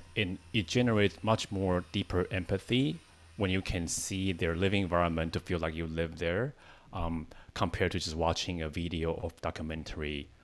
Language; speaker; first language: English; non-native, fluent; Chinese